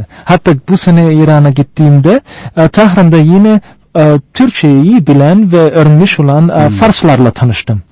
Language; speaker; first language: Turkish; non-native, fluent; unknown